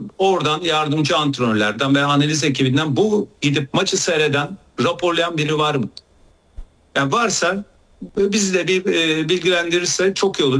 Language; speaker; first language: Turkish; native; Turkish